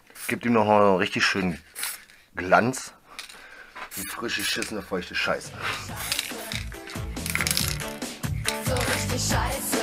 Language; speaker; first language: German; native; German